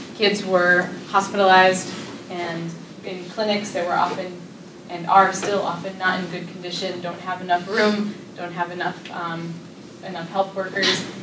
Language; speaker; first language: English; native; English